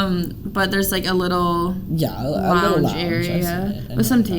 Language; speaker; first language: English; native; English